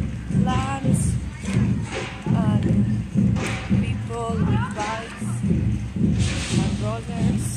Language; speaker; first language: English; non-native, fluent; Spanish